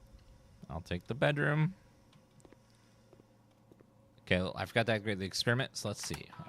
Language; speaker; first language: English; native; English